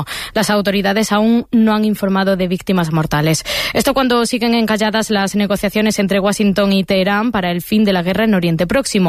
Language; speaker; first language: Spanish; native; Spanish